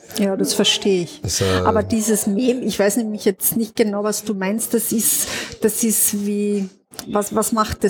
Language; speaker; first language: German; native; German